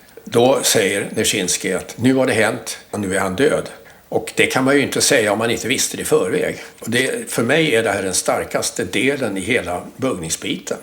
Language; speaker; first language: Swedish; native; Swedish